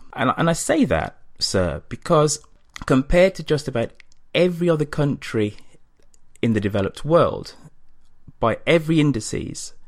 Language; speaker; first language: English; native; English